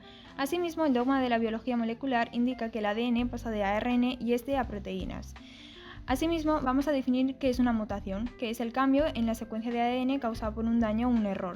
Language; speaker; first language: Spanish; native; Spanish